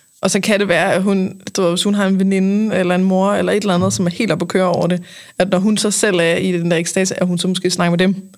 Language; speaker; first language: Danish; native; Danish